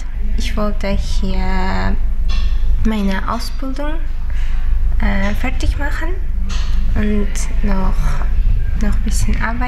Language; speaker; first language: German; non-native, learner; Uzbek